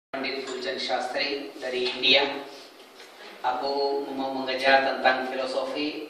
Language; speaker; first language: Indonesian; non-native, fluent; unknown